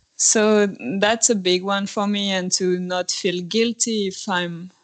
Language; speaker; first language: English; non-native, fluent; French